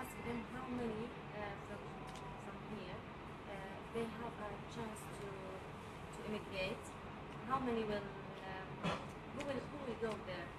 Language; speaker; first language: English; non-native, learner; Arabic